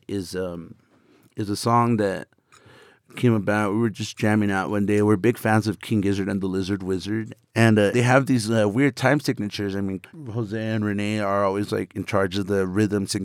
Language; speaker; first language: English; native; English